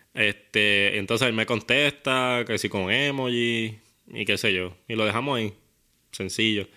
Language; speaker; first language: Spanish; native; Spanish